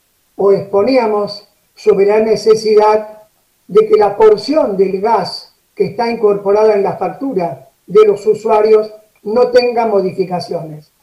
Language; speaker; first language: Spanish; native; Spanish